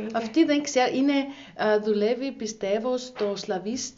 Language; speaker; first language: Greek; non-native, learner; German